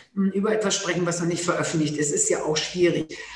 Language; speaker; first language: German; non-native, local second language; Low German